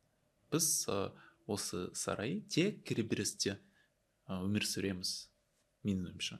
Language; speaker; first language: Kazakh; non-native, learner; Russian